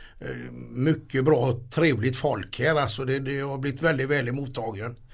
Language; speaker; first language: Swedish; native; Swedish